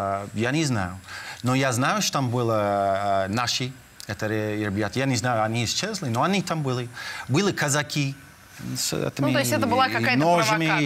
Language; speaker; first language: Russian; non-native, fluent; English